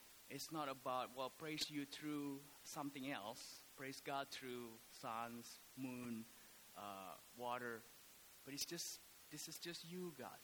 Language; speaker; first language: English; non-native, fluent; Indonesian